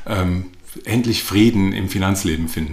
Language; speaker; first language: German; native; German